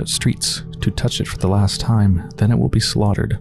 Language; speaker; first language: English; native; English